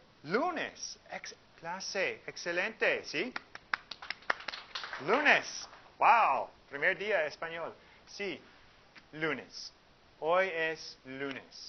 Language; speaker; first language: Spanish; non-native, fluent; English